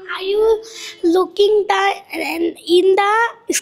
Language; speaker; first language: English; non-native, learner; Bangla